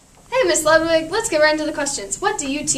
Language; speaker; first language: English; native; English